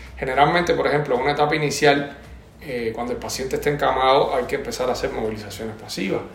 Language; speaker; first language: Spanish; native; Spanish